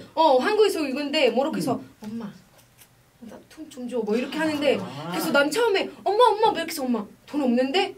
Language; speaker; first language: Korean; non-native, fluent; Arabic